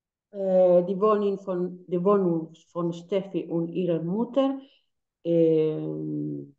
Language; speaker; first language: German; non-native, learner; Spanish